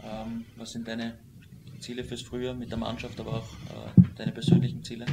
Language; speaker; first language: German; native; German